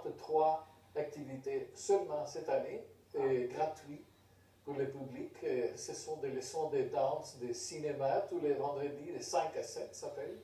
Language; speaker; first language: French; non-native, fluent; Spanish